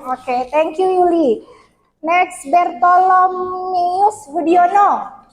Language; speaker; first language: English; non-native, fluent; Indonesian